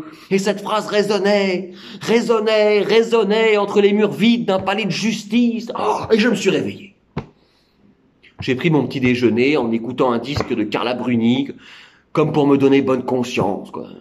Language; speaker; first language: French; native; French